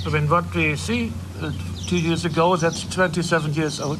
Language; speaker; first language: English; non-native, learner; German